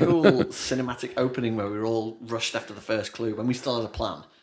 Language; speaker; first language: English; native; English